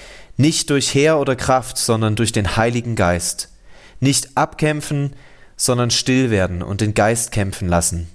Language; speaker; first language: German; native; German